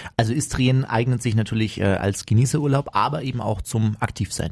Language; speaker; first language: German; native; German